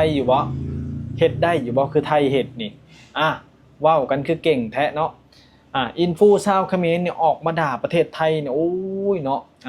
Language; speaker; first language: Thai; non-native, local second language; Lao